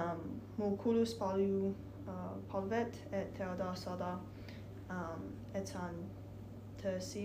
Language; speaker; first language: Estonian; non-native, learner; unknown